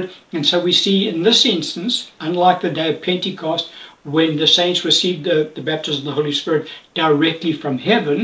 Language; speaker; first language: English; native; English